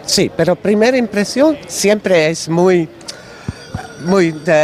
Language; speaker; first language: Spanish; non-native, learner; Dutch